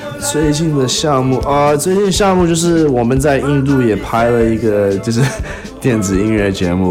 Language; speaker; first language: Chinese; early bilingual, heritage; Chinese